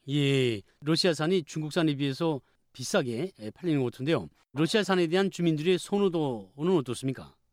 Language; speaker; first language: Korean; native; Korean